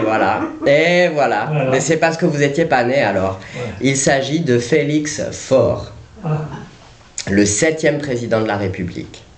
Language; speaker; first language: French; native; French